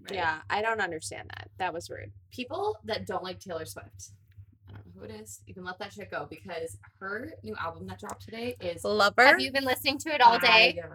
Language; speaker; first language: English; native; English